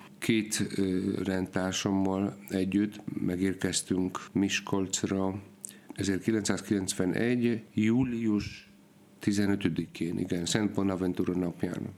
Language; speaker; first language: Hungarian; non-native, fluent; Polish